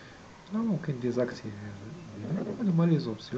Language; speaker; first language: Arabic; native; Arabic